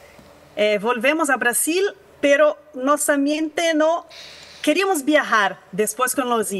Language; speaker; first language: Spanish; non-native, learner; Portuguese